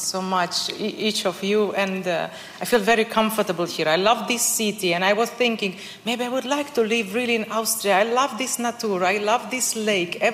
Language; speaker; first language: English; non-native, learner; Russian